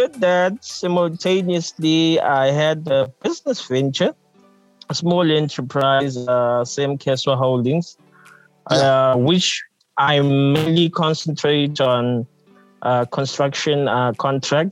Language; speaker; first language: English; non-native, local second language; Zulu